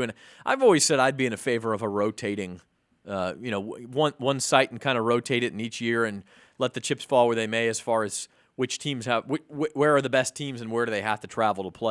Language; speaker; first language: English; native; English